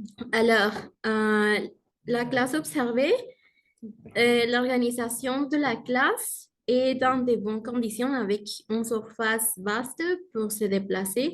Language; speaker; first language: French; non-native, learner; Spanish